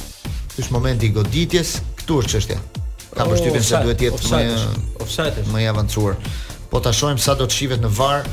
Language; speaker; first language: Albanian; native; Albanian